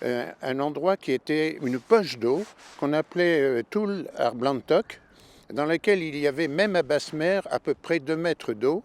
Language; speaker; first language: French; native; French